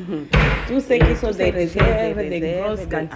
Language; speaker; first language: French; non-native, local second language; Swahili